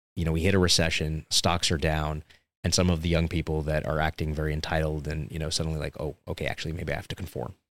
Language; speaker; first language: English; native; English